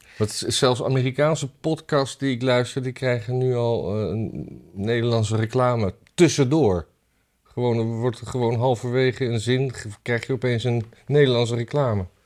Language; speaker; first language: Dutch; native; Dutch